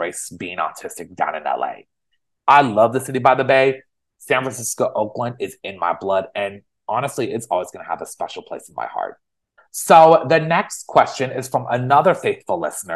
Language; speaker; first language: English; native; English